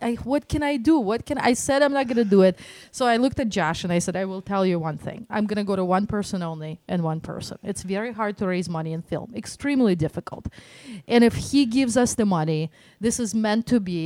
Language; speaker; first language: English; non-native, fluent; Russian